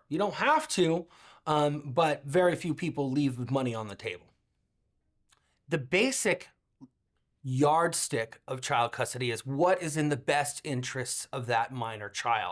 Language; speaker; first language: English; native; English